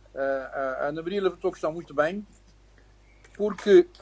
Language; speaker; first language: Portuguese; native; Portuguese